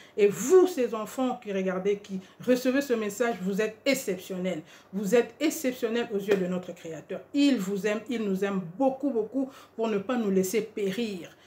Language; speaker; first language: French; non-native, local second language; Lingala